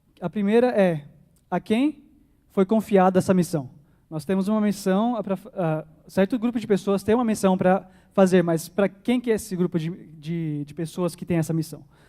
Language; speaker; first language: Portuguese; early bilingual, heritage; Portuguese